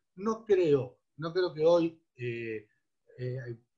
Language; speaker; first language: Spanish; native; Spanish